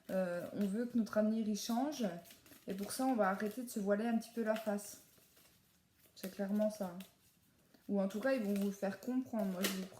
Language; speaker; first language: French; native; French